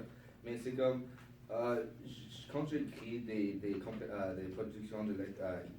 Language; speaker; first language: French; non-native, local second language; English